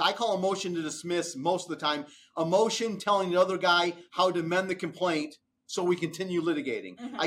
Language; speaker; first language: English; native; English